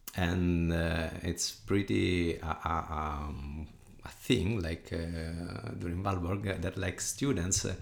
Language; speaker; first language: English; non-native, fluent; Italian